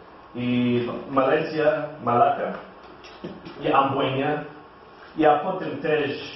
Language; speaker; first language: Polish; non-native, learner; English